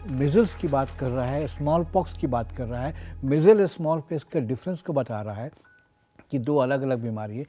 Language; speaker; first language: Urdu; native; Urdu